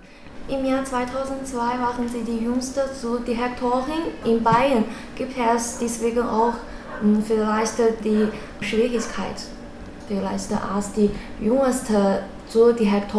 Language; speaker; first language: German; non-native, learner; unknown